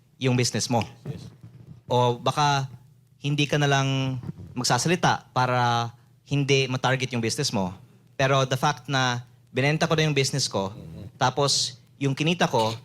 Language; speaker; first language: Filipino; native; Filipino